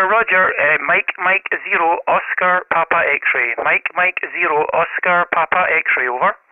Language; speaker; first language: English; native; English